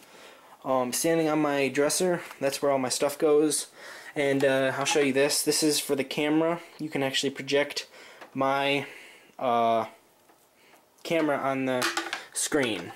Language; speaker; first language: English; native; English